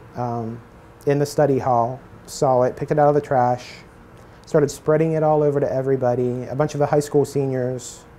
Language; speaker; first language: English; native; English